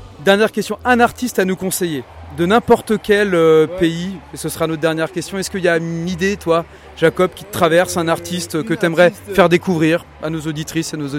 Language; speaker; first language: French; native; French